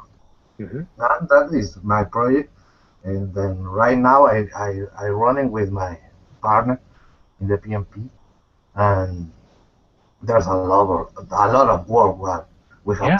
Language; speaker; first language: English; non-native, learner; Spanish